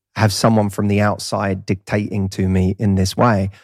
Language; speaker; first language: English; native; English